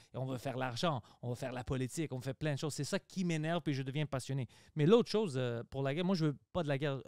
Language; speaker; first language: French; early bilingual, other home language; Greek